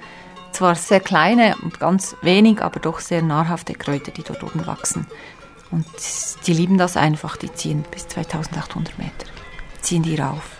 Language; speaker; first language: German; native; German